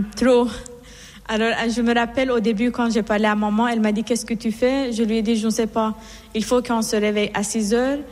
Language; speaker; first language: French; non-native, fluent; Persian